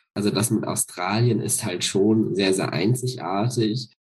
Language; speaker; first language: German; native; German